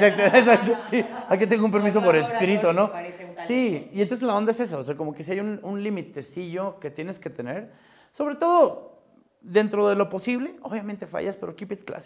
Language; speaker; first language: Spanish; native; Spanish